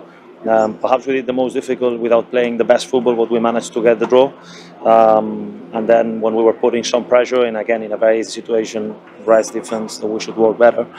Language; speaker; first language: English; non-native, fluent; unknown